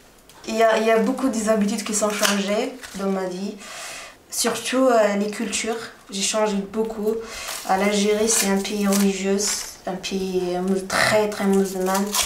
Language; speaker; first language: French; non-native, learner; Arabic